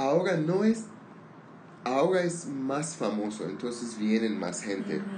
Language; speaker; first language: Spanish; non-native, learner; Armenian